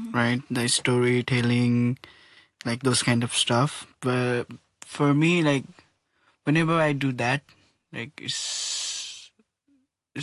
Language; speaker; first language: English; non-native, local second language; Nepali